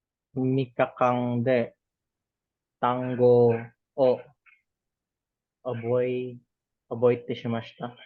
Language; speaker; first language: Japanese; non-native, learner; Cebuano